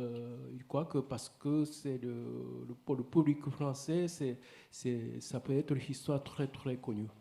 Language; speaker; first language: French; non-native, learner; Japanese